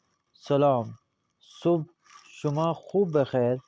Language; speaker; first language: Persian; non-native, fluent; Urdu